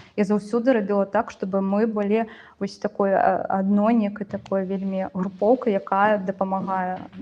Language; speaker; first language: Belarusian; non-native, local second language; Russian